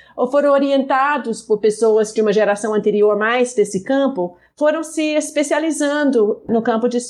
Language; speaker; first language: Portuguese; non-native, fluent; English